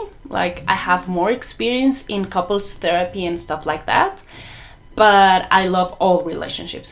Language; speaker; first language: English; non-native, fluent; Spanish